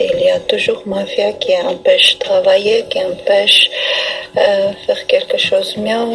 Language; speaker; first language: French; non-native, learner; Armenian